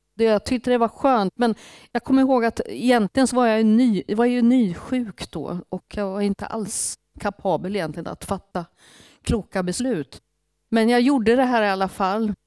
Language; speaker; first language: Swedish; native; Swedish